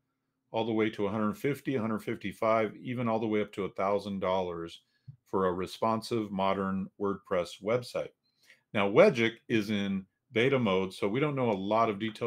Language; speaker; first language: English; native; English